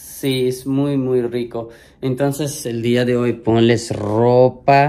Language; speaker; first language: Spanish; non-native, learner; Urdu